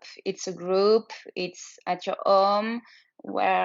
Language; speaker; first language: English; non-native, learner; French